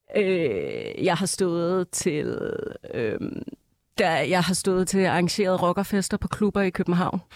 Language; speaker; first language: Danish; native; Danish